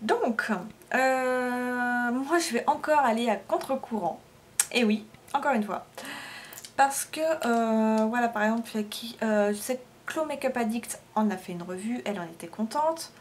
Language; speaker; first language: French; native; French